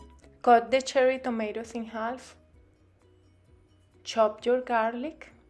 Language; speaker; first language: English; non-native, fluent; Italian